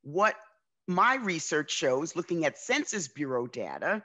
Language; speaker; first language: English; native; English